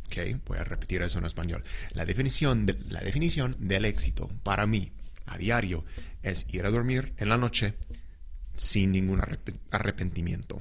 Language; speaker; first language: Spanish; non-native, fluent; English